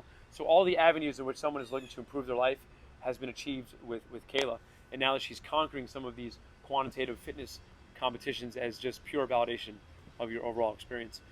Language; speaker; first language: English; native; English